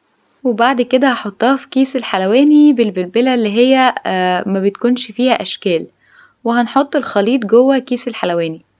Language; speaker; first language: Arabic; native; Arabic